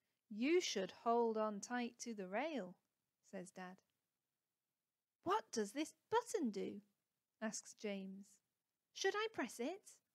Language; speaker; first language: English; native; English